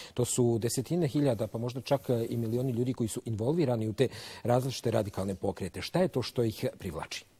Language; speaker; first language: Croatian; native; Croatian